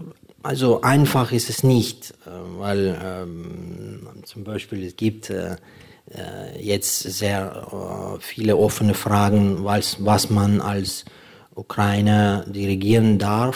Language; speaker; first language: German; non-native, fluent; Ukrainian